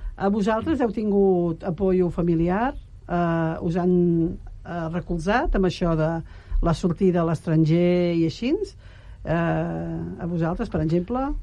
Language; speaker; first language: Catalan; native; Catalan